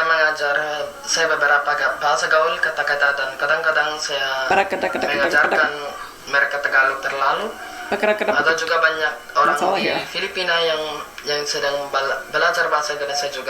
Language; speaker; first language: Indonesian; non-native, learner; Filipino